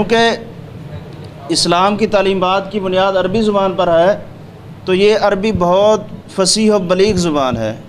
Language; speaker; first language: Urdu; non-native, local second language; Punjabi